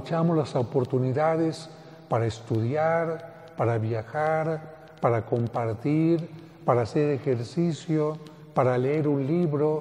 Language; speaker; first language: Spanish; native; Spanish